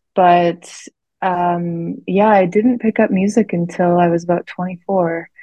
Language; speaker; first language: English; native; English